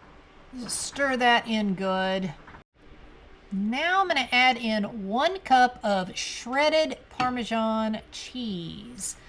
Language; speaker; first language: English; native; English